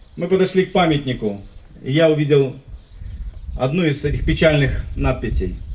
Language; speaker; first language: Russian; native; Russian